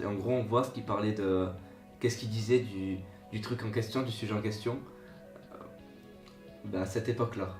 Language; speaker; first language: French; native; French